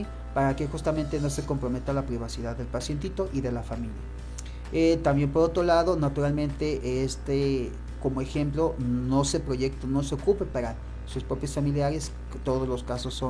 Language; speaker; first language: Spanish; native; Spanish